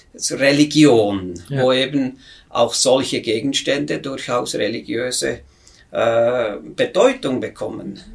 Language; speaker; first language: German; native; German